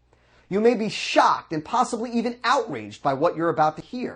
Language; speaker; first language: English; native; English